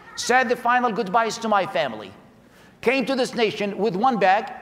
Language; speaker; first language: English; non-native, fluent; Arabic